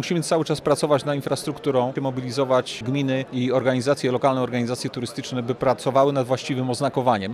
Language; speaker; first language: Polish; native; Polish